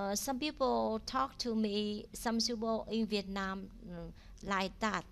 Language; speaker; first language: English; non-native, learner; Vietnamese